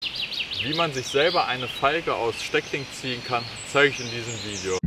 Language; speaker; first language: German; native; German